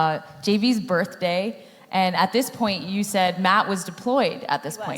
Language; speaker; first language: English; native; English